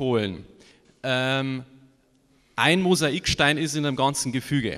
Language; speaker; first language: German; native; German